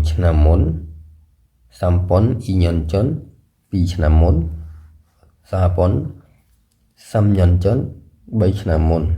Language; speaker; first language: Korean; non-native, fluent; Khmer